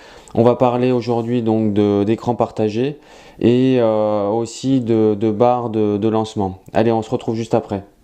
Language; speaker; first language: French; native; French